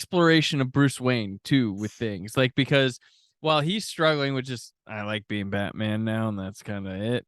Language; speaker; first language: English; native; English